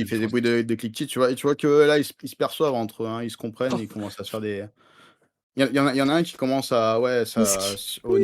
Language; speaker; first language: French; native; French